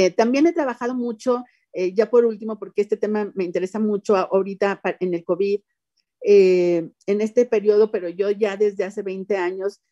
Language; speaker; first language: Spanish; native; Spanish